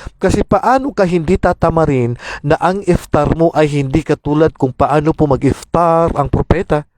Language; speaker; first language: Filipino; non-native, local second language; Maranao